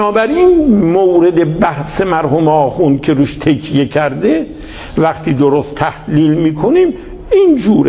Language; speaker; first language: Persian; native; Persian